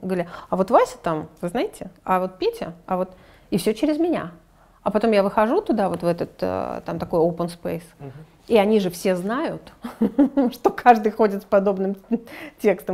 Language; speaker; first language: Russian; native; Russian